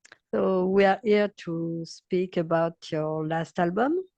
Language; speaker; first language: English; non-native, learner; French